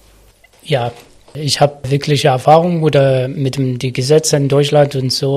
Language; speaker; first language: German; non-native, learner; Arabic